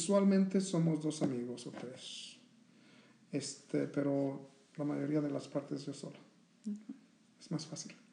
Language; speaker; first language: Spanish; early bilingual, heritage; Spanish